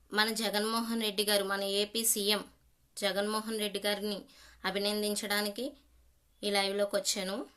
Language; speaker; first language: Telugu; native; Telugu